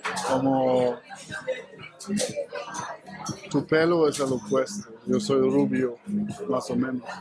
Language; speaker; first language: Spanish; non-native, learner; German